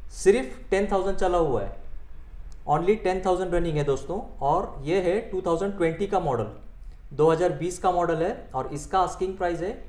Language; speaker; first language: Hindi; non-native, local second language; Marathi